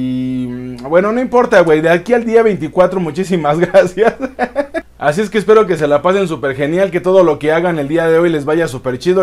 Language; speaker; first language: Spanish; native; Spanish